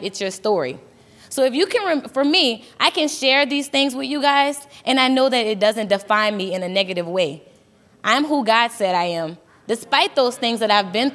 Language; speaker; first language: English; native; English